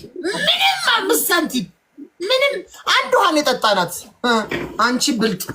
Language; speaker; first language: Amharic; native; Amharic